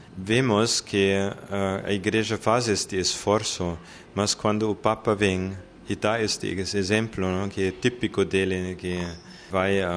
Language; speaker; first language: Portuguese; non-native, fluent; German